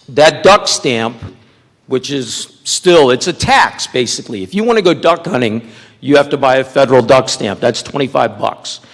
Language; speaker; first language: English; native; English